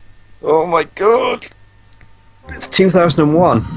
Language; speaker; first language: English; native; English